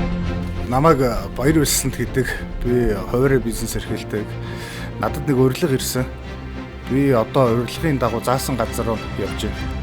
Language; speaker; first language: Mongolian; native; Mongolian